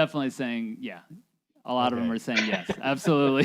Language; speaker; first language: English; native; English